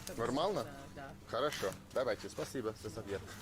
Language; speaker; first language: Russian; non-native, learner; English